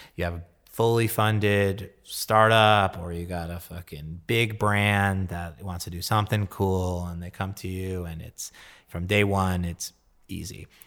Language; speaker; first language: English; native; English